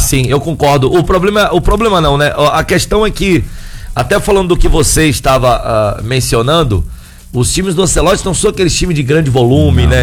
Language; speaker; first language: Portuguese; native; Portuguese